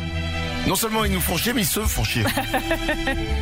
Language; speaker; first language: French; native; French